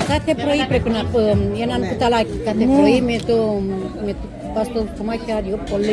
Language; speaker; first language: Greek; non-native, learner; Bulgarian